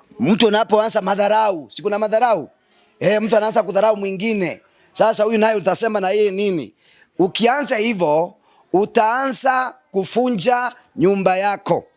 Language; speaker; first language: Swahili; non-native, local second language; Gusii